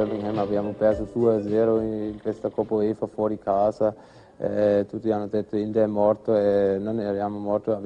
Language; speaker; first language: Italian; non-native, fluent; German